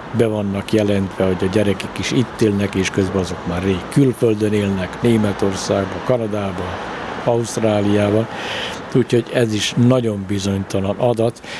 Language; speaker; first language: Hungarian; native; Hungarian